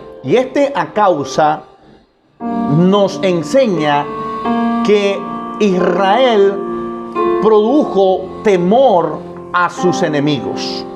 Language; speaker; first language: Spanish; native; Spanish